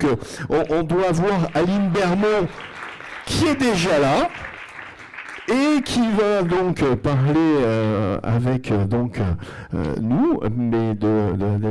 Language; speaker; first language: French; native; French